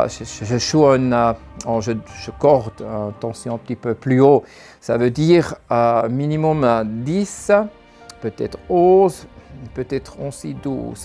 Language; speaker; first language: French; non-native, learner; German